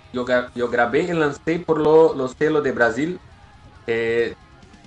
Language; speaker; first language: Spanish; non-native, learner; Portuguese